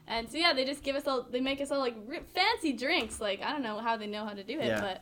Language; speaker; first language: English; native; English